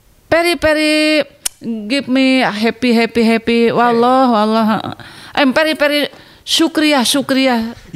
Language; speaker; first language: English; non-native, learner; Indonesian